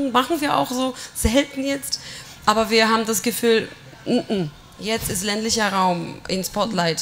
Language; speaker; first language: German; non-native, fluent; Polish